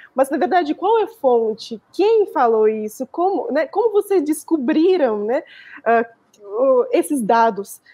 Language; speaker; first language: Portuguese; non-native, fluent; Russian